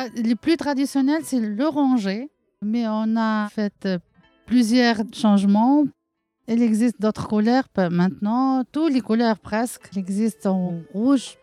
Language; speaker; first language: French; non-native, learner; Arabic